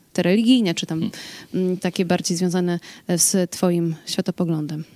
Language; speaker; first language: Polish; native; Polish